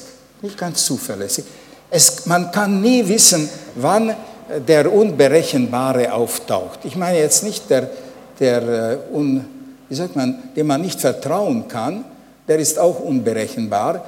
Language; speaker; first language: German; non-native, fluent; Hungarian